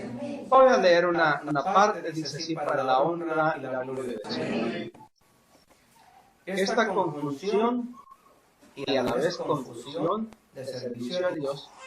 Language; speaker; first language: Spanish; native; Spanish